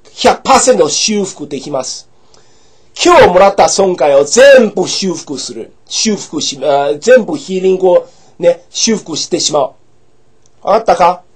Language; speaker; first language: Japanese; non-native, fluent; English